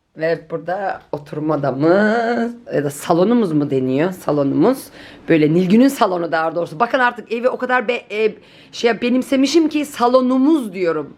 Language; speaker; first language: Turkish; native; Turkish